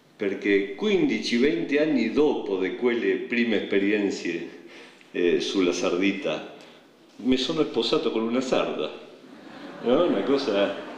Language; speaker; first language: Italian; non-native, fluent; Spanish